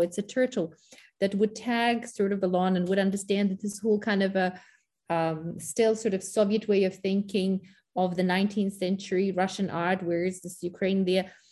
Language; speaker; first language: English; non-native, fluent; Ukrainian